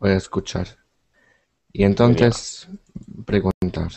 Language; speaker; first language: Spanish; non-native, learner; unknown